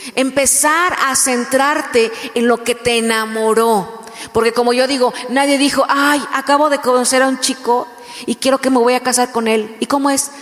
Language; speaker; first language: Spanish; native; Spanish